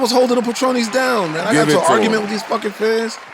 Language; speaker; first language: English; native; English